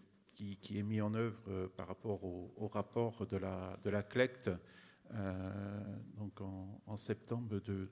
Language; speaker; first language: French; native; French